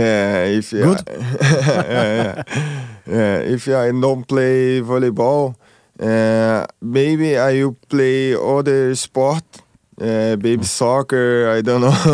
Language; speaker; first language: English; non-native, learner; Portuguese